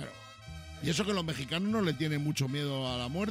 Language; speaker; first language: Spanish; native; Spanish